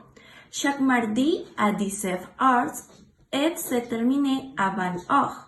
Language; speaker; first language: French; non-native, learner; Spanish